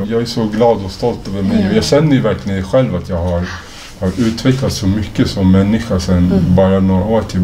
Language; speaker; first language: Swedish; native; Swedish